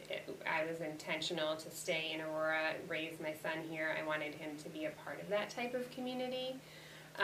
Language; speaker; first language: English; native; English